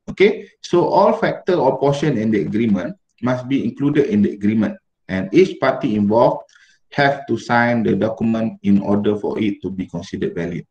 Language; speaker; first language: English; non-native, local second language; Malay